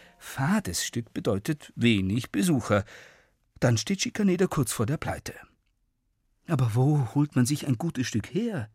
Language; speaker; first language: German; native; German